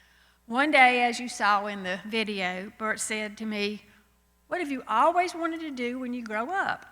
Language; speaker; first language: English; native; English